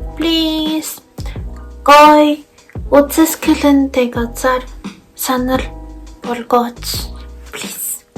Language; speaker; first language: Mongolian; non-native, learner; Spanish